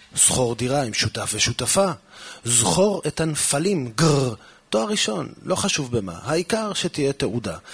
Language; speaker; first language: Hebrew; early bilingual, heritage; Hebrew